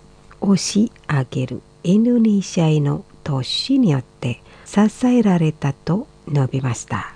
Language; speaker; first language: Japanese; non-native, fluent; Indonesian